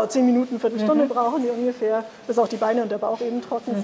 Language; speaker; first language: German; native; German